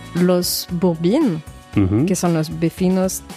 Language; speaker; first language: Spanish; non-native, fluent; French